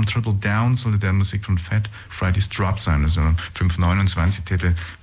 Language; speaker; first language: German; native; German